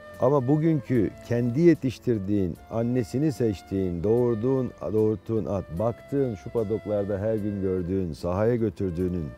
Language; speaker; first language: Turkish; native; Turkish